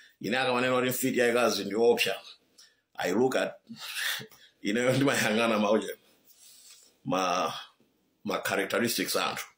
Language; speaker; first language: Nyanja; native; Nyanja